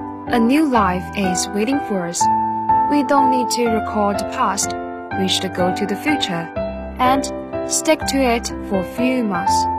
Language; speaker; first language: English; non-native, fluent; Chinese